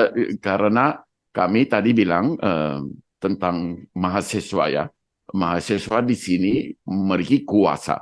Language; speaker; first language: Indonesian; non-native, fluent; Dutch